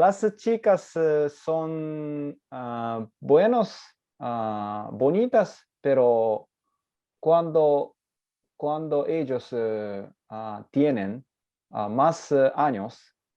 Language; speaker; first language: Spanish; non-native, learner; Japanese